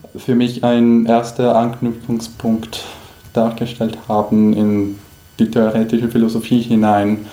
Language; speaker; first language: German; non-native, fluent; Spanish